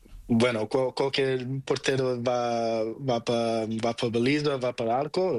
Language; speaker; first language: Spanish; non-native, learner; Portuguese